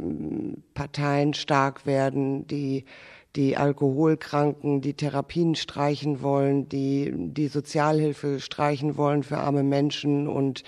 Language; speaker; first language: German; native; German